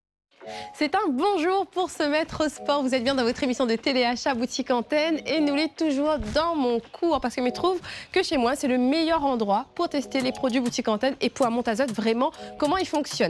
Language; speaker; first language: French; native; French